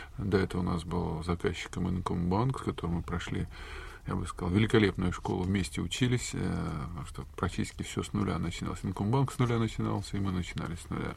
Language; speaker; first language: Russian; native; Russian